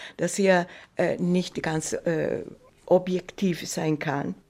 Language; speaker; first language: German; non-native, fluent; Italian